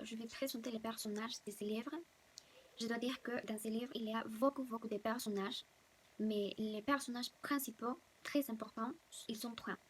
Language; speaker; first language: French; non-native, learner; Spanish